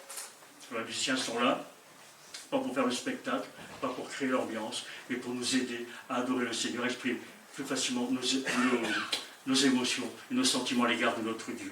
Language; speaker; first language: French; native; French